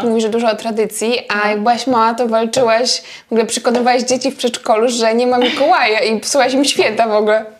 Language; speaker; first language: Polish; native; Polish